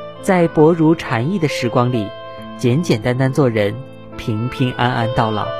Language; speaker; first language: Chinese; native; Chinese